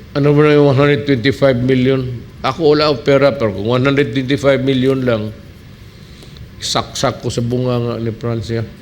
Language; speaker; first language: Filipino; non-native, local second language; Cebuano